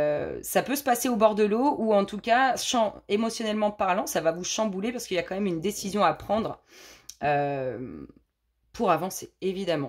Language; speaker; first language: French; native; French